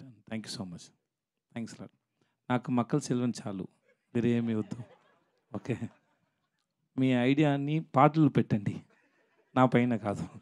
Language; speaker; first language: Telugu; non-native, learner; Tamil